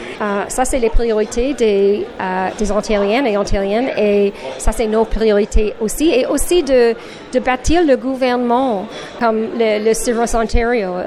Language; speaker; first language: French; non-native, learner; English